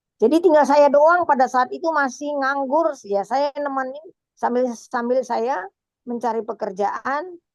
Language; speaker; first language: Indonesian; native; Indonesian